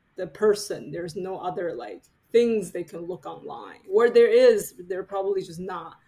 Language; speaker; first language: English; non-native, fluent; Chinese